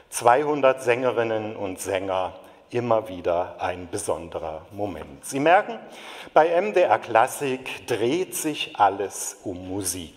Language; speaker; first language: German; native; German